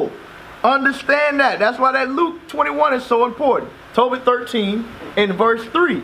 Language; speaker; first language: English; native; English